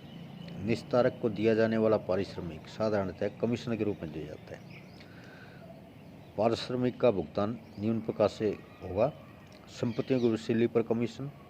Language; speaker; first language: Hindi; native; Hindi